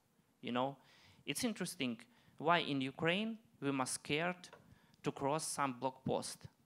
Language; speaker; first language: English; non-native, learner; Ukrainian